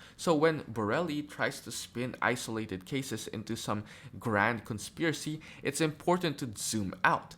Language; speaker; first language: English; native; English